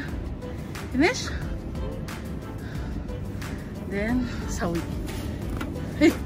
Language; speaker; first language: English; non-native, learner; Indonesian